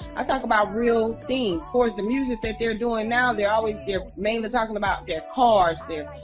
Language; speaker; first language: English; native; English